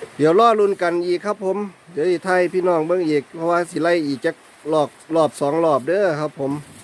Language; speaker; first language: Thai; native; Thai